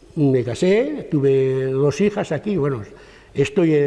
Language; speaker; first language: Spanish; native; Spanish